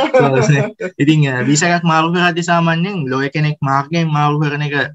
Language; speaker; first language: Japanese; non-native, fluent; Sinhala